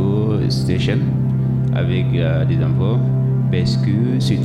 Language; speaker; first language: French; non-native, learner; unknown